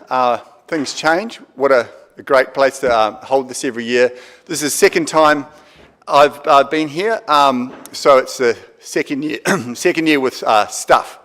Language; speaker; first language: English; native; English